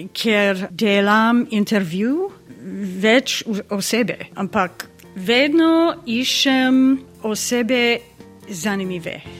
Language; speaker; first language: Slovenian; non-native, learner; English